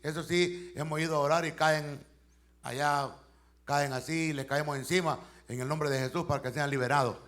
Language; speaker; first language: Spanish; native; Spanish